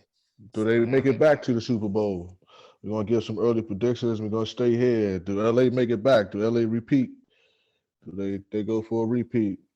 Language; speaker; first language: English; native; English